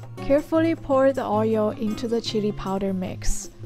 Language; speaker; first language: English; non-native, fluent; Chinese